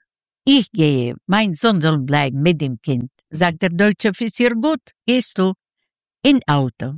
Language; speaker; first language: German; non-native, learner; Yiddish